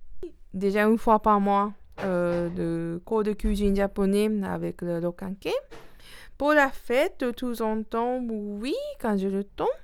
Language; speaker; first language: French; non-native, learner; Japanese